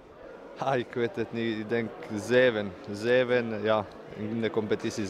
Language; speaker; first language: Dutch; non-native, learner; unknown